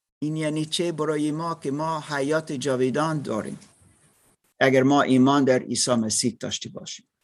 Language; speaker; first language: Persian; non-native, learner; German